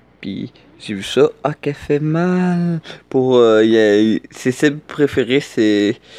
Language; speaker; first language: French; native; French